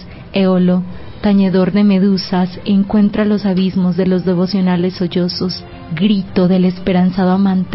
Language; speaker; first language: Spanish; native; Spanish